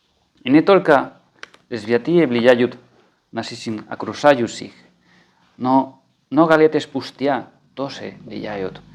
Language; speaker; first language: Russian; non-native, fluent; Spanish